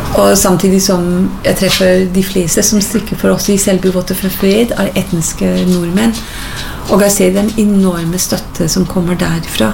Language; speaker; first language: Norwegian; non-native, fluent; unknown